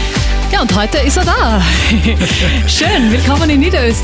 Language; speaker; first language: German; native; German